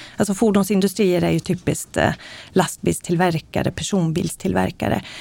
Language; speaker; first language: Swedish; native; Swedish